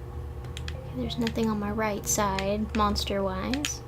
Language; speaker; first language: English; native; English